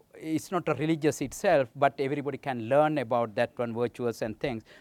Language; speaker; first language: English; non-native, local second language; Sinhala